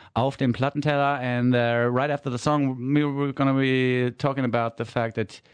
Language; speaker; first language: English; non-native, fluent; German